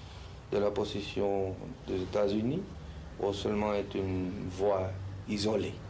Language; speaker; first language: French; non-native, fluent; Spanish